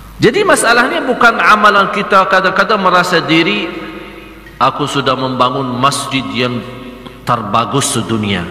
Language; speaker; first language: Malay; non-native, fluent; Arabic